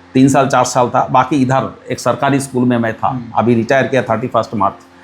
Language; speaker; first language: Hindi; non-native, local second language; Bangla